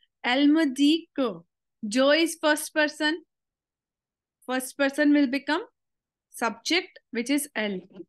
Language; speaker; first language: English; non-native, local second language; Hindi